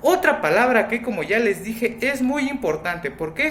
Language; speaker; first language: Spanish; native; Spanish